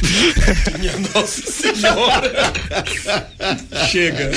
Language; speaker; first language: Portuguese; native; Portuguese